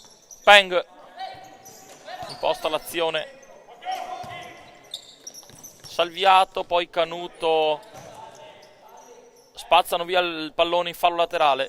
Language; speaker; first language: Italian; native; Italian